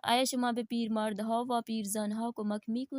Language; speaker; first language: Persian; non-native, fluent; Urdu